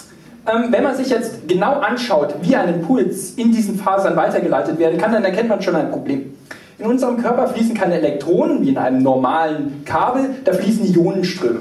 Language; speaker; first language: German; native; German